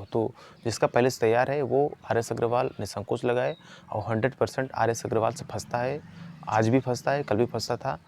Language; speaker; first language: Hindi; native; Hindi